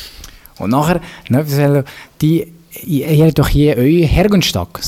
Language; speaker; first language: German; native; German